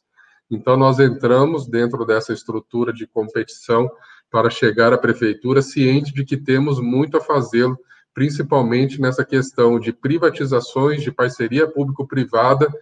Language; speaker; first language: Portuguese; native; Portuguese